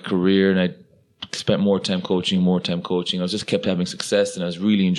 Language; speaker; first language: English; non-native, local second language; Irish